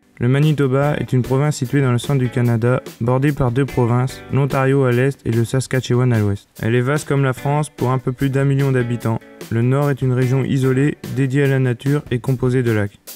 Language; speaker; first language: French; native; French